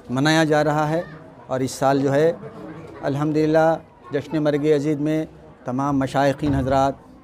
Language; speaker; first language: Hindi; non-native, local second language; Urdu